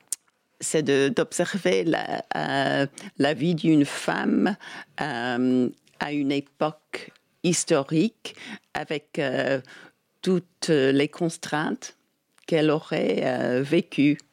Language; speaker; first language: French; non-native, fluent; English